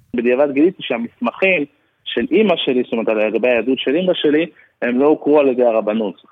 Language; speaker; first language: Hebrew; early bilingual, other home language; Russian